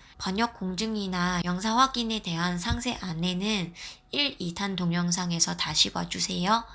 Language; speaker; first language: Korean; non-native, fluent; Vietnamese